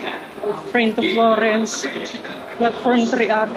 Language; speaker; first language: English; non-native, local second language; Filipino